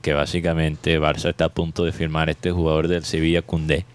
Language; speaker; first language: Spanish; native; Spanish